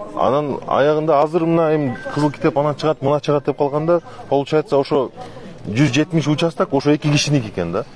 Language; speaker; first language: Kyrgyz; native; Kyrgyz